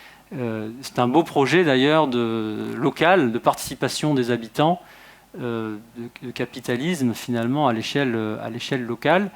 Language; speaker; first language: French; native; French